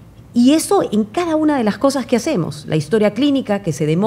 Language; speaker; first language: Spanish; native; Spanish